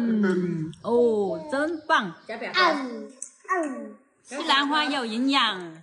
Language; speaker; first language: Chinese; native; Chinese